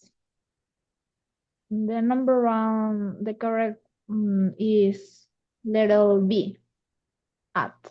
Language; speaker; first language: English; non-native, learner; Spanish